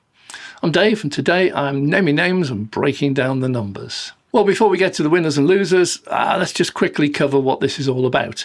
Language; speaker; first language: English; native; English